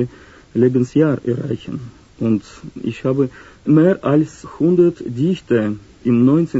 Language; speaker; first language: German; non-native, learner; Russian